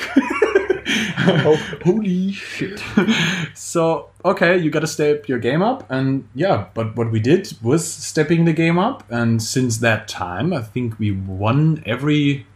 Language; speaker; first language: English; non-native, fluent; German